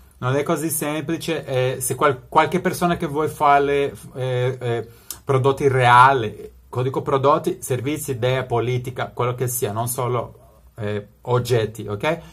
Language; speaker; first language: Italian; non-native, fluent; Spanish